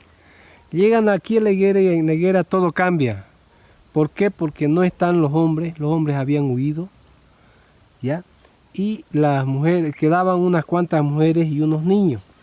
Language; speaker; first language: Spanish; native; Spanish